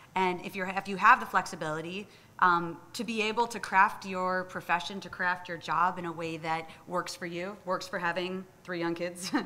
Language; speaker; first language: English; native; English